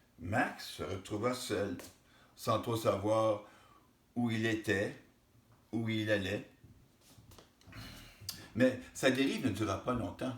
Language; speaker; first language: French; native; French